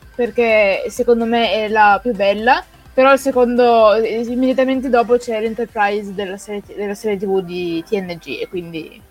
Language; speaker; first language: Italian; native; Italian